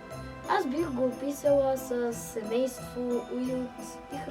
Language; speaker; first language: Bulgarian; native; Bulgarian